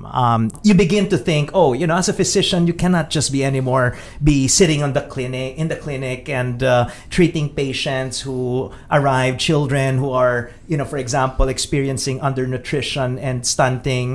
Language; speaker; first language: English; non-native, local second language; Filipino